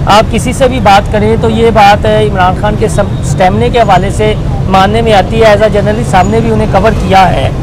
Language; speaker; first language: Urdu; native; Urdu